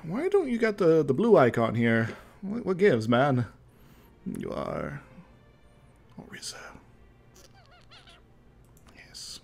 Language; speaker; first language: English; native; English